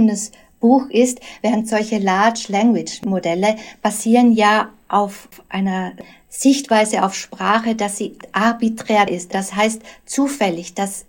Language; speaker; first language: German; native; German